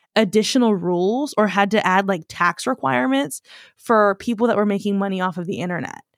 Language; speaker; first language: English; native; English